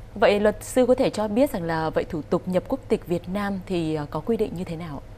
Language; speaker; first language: Vietnamese; native; Vietnamese